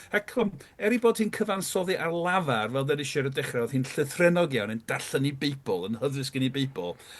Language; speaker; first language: Welsh; non-native, fluent; English